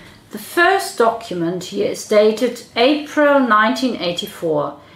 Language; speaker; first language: English; non-native, fluent; German